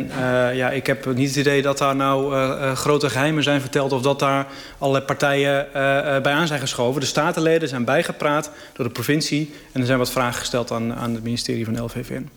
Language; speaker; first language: Dutch; native; Dutch